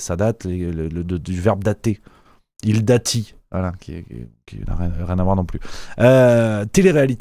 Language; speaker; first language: French; native; French